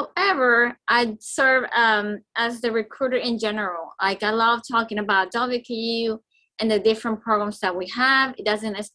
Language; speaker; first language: English; non-native, fluent; Spanish